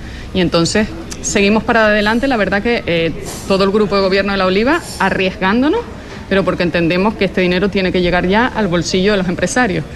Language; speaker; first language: Spanish; native; Spanish